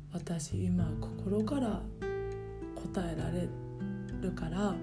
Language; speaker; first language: Japanese; native; Japanese